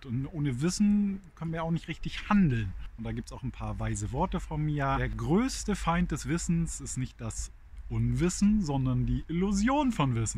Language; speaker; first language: German; native; German